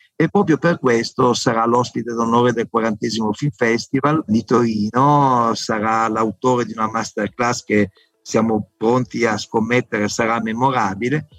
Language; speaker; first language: Italian; native; Italian